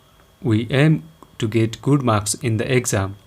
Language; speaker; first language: English; non-native, local second language; Nepali